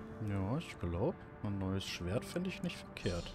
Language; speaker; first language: German; native; German